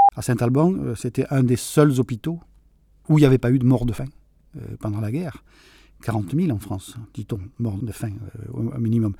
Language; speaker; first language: French; early bilingual, other home language; Catalan